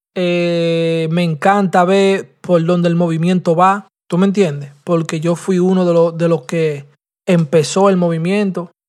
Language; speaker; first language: Spanish; early bilingual, heritage; Spanish